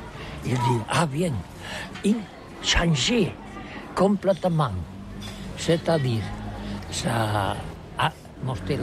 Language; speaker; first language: French; non-native, learner; Catalan